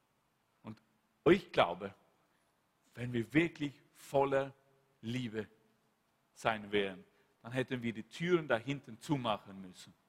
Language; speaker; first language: German; non-native, fluent; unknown